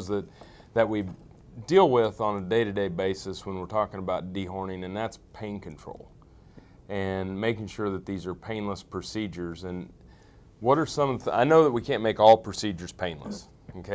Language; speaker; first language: English; native; English